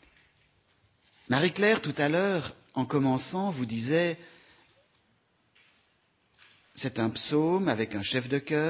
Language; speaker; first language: French; native; French